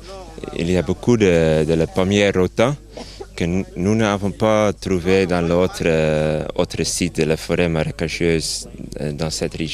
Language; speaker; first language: French; non-native, learner; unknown